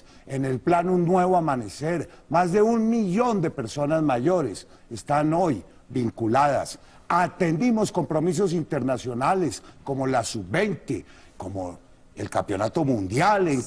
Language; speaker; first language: Spanish; native; Spanish